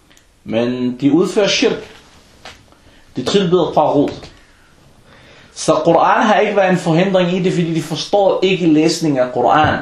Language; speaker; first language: Danish; non-native, fluent; Arabic